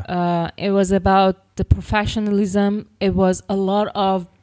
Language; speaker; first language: English; non-native, fluent; Persian